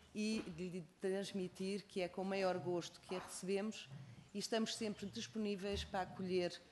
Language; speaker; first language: Portuguese; native; Portuguese